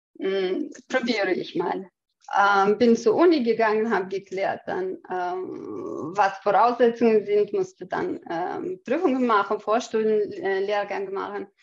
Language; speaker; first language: German; non-native, fluent; Chechen